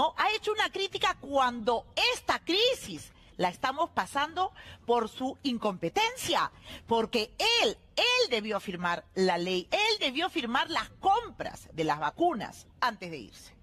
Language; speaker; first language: Spanish; native; Spanish